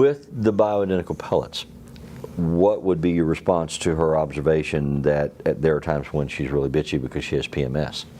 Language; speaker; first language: English; native; English